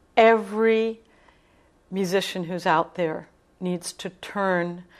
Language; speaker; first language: English; native; English